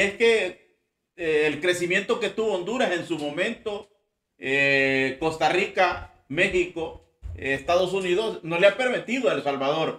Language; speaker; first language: Spanish; native; Spanish